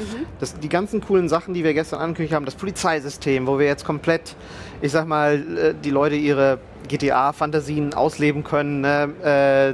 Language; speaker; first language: German; native; German